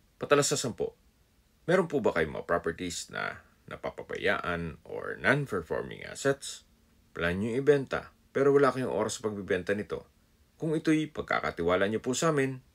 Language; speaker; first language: Filipino; non-native, local second language; Bikol